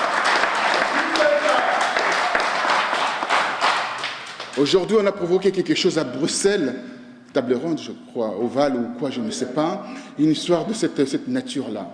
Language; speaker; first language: French; non-native, local second language; Lingala